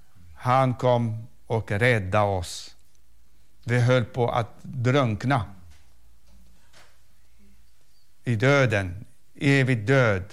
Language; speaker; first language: Swedish; non-native, fluent; Arabic